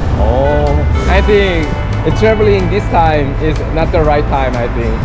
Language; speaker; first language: English; non-native, learner; Korean